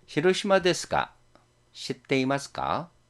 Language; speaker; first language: Japanese; non-native, fluent; Korean